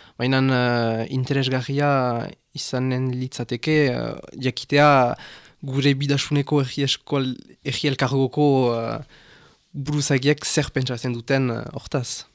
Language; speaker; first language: Basque; non-native, local second language; French